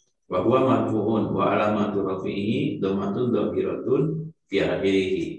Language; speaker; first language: Arabic; non-native, learner; Indonesian